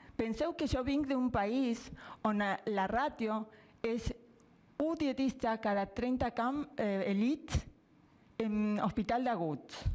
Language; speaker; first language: Catalan; non-native, fluent; Spanish